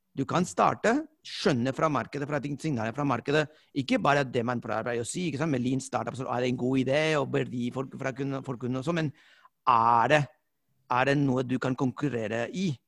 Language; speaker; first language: Norwegian; non-native, fluent; Spanish